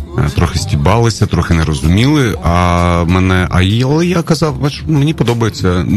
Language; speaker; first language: Ukrainian; non-native, local second language; Russian